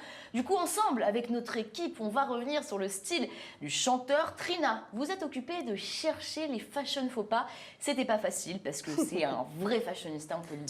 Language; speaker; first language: French; native; French